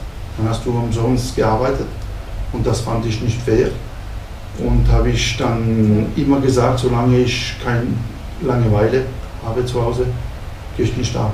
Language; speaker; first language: German; non-native, fluent; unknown